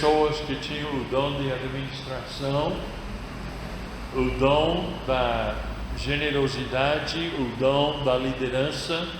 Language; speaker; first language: Portuguese; non-native, fluent; English